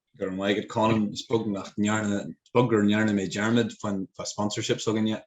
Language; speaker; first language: Irish; non-native, local second language; English